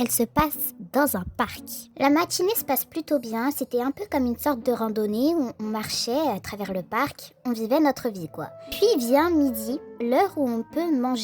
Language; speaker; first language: French; native; French